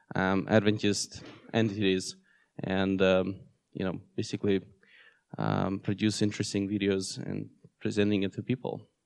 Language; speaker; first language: English; non-native, fluent; Russian